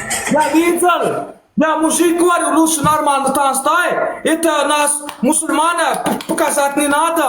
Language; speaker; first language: Russian; non-native, learner; Turkmen